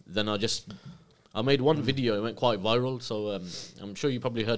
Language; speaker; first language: English; native; English